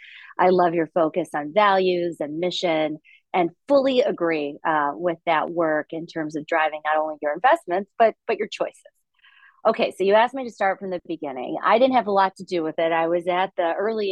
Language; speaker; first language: English; early bilingual, other home language; Russian